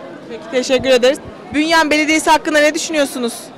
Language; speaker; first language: Turkish; native; Turkish